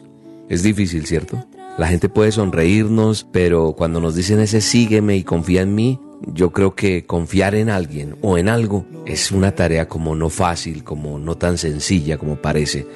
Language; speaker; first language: Spanish; native; Spanish